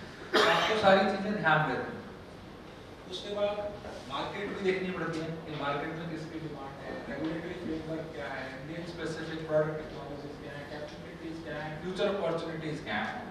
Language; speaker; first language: Hindi; native; Hindi